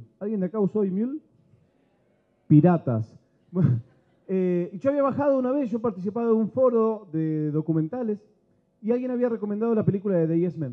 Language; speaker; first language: Spanish; native; Spanish